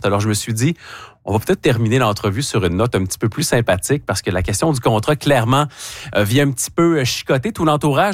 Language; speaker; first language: French; native; French